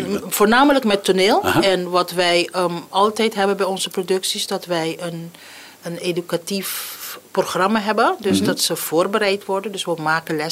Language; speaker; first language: Dutch; non-native, local second language; Papiamento